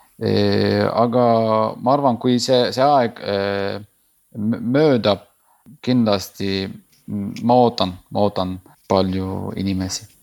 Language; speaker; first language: Estonian; non-native, learner; Turkish